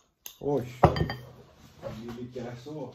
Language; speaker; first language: Swedish; non-native, learner; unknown